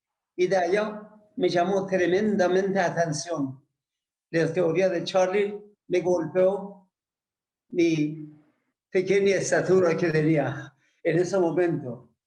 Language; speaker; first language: Spanish; non-native, fluent; Persian